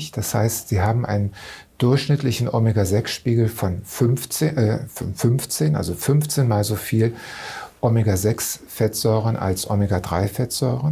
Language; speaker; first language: German; native; German